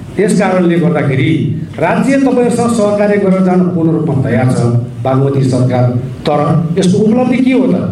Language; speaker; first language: Nepali; non-native, local second language; Newari